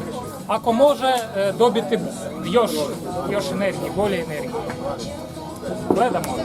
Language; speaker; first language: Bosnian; non-native, learner; Ukrainian